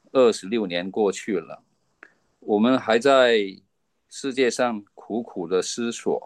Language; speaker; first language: Chinese; native; Chinese